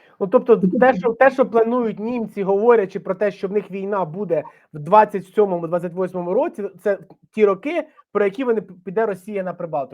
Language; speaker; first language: Ukrainian; native; Ukrainian